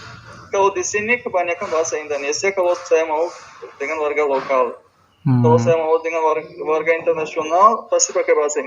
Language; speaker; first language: Indonesian; non-native, fluent; Tajik